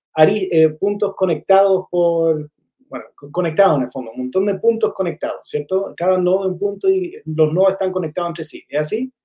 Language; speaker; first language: Spanish; non-native, fluent; English